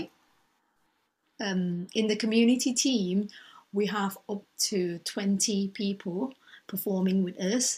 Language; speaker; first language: English; non-native, local second language; Cantonese